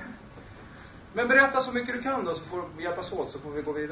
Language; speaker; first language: Swedish; native; Swedish